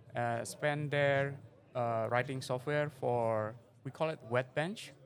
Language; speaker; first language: English; non-native, fluent; Indonesian